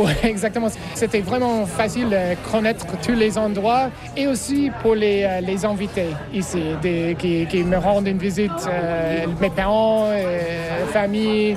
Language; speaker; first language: French; non-native, fluent; English